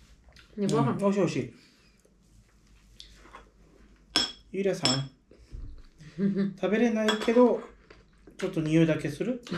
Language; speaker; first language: Japanese; native; Japanese